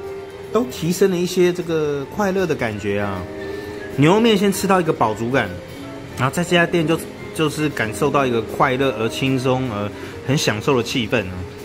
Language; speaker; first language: Chinese; native; Chinese